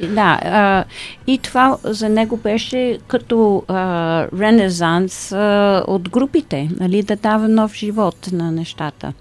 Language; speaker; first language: Bulgarian; early bilingual, heritage; Bulgarian